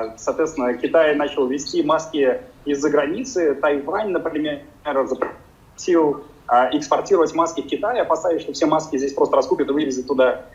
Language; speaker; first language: Russian; native; Russian